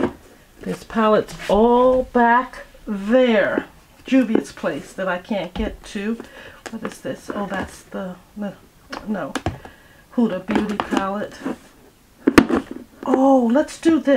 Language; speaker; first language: English; native; English